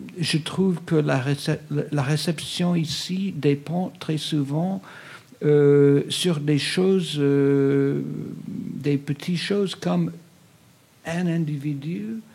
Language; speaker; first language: French; non-native, fluent; English